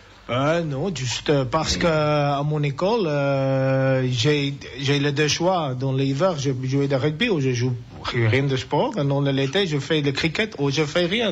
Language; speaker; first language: French; non-native, learner; English